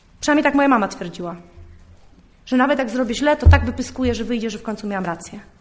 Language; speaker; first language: Polish; early bilingual, heritage; Polish